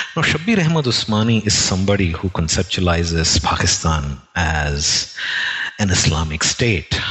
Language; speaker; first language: English; non-native, local second language; Telugu